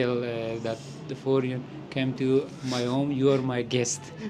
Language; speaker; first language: English; non-native, learner; Persian